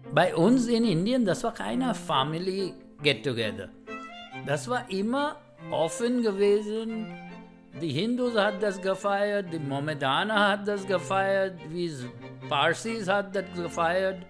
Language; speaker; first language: German; non-native, learner; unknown